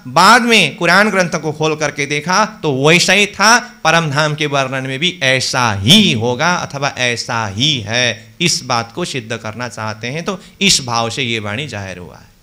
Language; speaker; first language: Hindi; native; Hindi